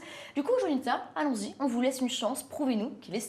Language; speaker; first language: French; native; French